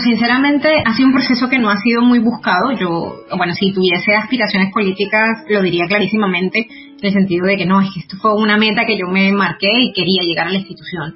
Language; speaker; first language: Spanish; native; Spanish